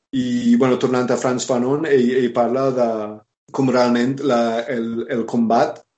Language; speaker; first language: Catalan; non-native, fluent; English